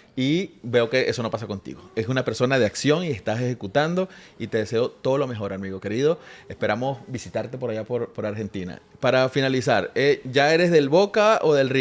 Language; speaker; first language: Spanish; native; Spanish